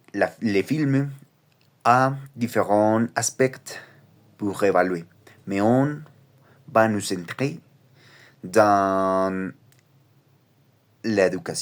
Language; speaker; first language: French; non-native, learner; Spanish